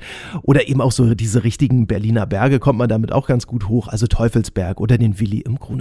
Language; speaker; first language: German; native; German